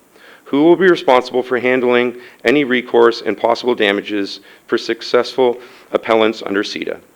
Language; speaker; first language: English; native; English